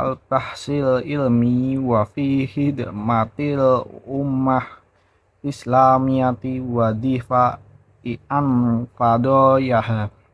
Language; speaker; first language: Arabic; non-native, learner; Indonesian